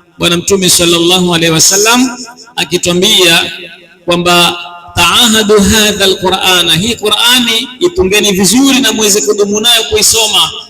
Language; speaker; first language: Swahili; native; Swahili